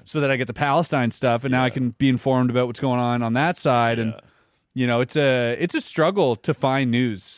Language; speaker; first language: English; native; English